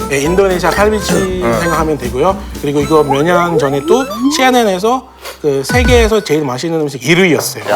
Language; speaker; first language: Korean; non-native, fluent; Indonesian